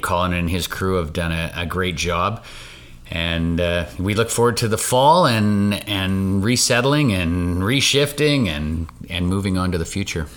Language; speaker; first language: English; native; English